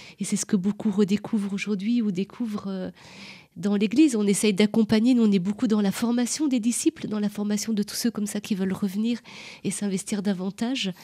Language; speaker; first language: French; native; French